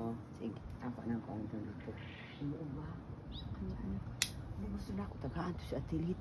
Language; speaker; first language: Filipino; non-native, local second language; Hiligaynon